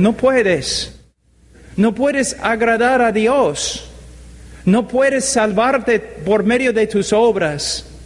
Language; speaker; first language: Spanish; non-native, fluent; English